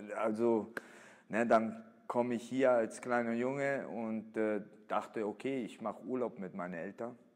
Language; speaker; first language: German; early bilingual, other home language; Italian